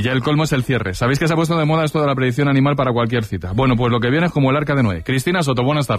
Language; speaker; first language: Spanish; native; Spanish